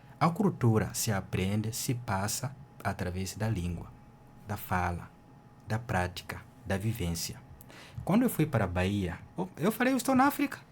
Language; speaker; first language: Portuguese; non-native, fluent; Ganda